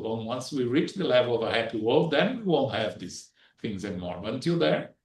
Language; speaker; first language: English; non-native, fluent; Portuguese